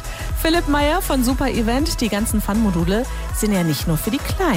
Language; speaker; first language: German; native; German